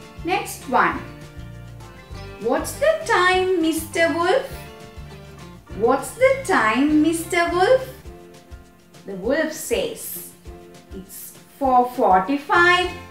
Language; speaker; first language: English; non-native, local second language; Sinhala